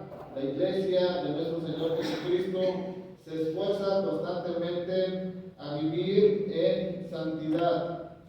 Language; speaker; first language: Spanish; native; Spanish